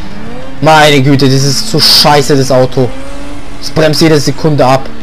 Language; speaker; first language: German; native; German